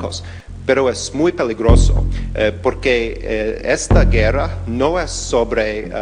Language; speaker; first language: Spanish; non-native, learner; English